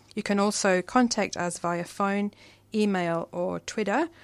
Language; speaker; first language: English; native; English